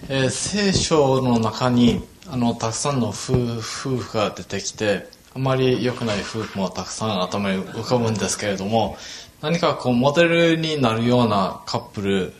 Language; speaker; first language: Japanese; native; Japanese